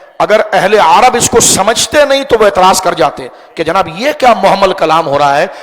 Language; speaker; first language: Urdu; native; Urdu